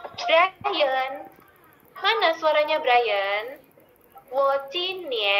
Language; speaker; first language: Chinese; non-native, fluent; Indonesian